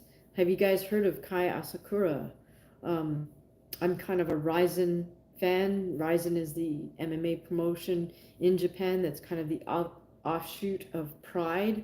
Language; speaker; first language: English; native; English